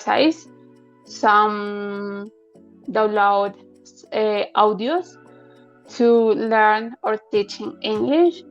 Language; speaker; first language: English; non-native, learner; Spanish